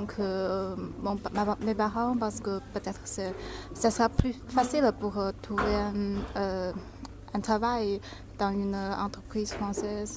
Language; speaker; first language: French; non-native, learner; Chinese